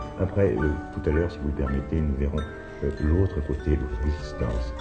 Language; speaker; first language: French; native; French